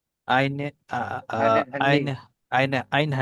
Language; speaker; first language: German; non-native, learner; Bangla